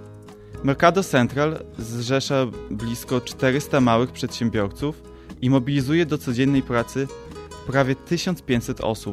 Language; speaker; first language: Polish; native; Polish